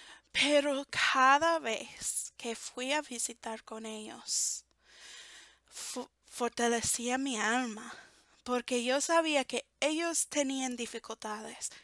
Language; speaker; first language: Spanish; non-native, fluent; English